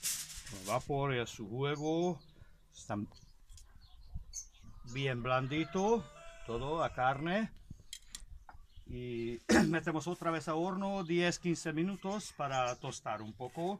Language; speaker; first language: Spanish; non-native, learner; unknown